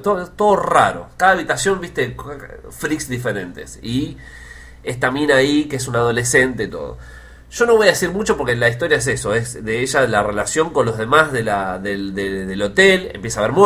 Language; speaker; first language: Spanish; native; Spanish